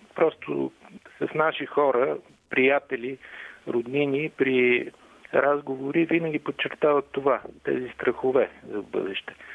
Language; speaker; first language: Bulgarian; native; Bulgarian